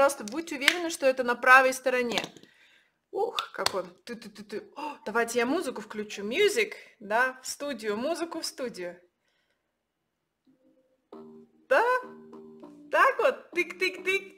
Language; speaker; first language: Russian; native; Russian